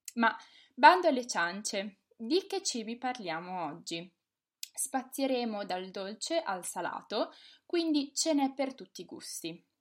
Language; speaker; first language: Italian; native; Italian